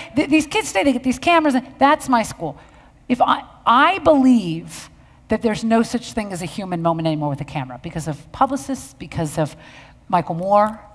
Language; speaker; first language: English; native; English